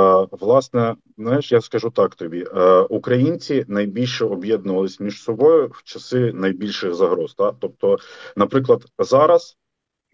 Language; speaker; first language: Ukrainian; native; Ukrainian